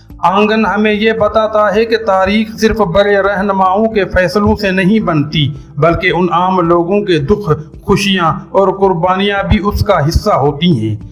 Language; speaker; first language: Urdu; non-native, local second language; Sindhi